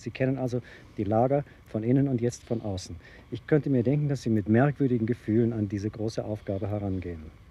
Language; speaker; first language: German; native; German